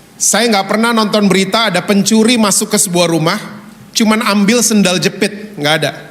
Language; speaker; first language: Indonesian; native; Indonesian